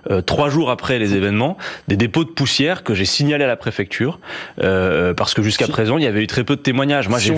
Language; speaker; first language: French; native; French